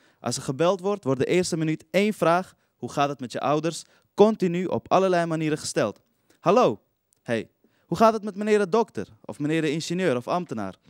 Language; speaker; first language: Dutch; early bilingual, other home language; Persian